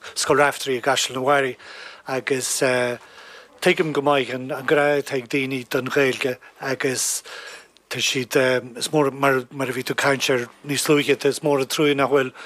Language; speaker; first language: Irish; native; Irish